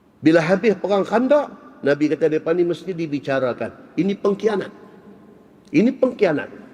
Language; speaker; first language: Malay; native; Malay